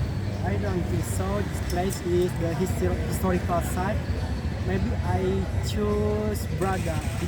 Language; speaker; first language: English; non-native, learner; Indonesian